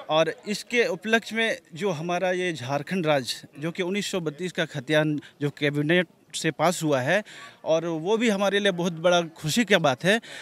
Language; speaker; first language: Hindi; native; Hindi